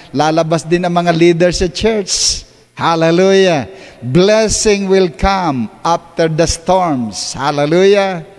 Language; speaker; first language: Filipino; native; Filipino